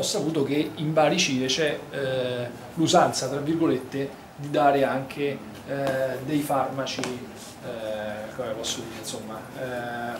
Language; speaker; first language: Italian; native; Italian